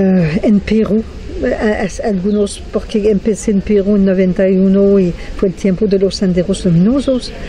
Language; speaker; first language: Spanish; non-native, fluent; French